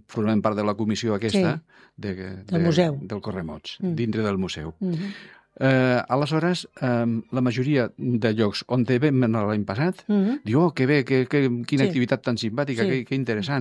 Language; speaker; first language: Catalan; non-native, fluent; Spanish